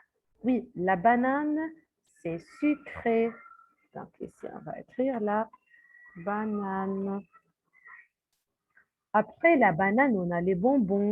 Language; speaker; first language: French; non-native, fluent; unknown